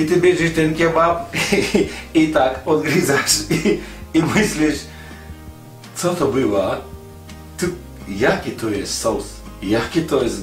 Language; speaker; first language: Polish; non-native, fluent; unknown